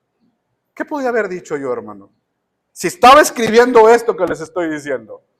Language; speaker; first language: Spanish; native; Spanish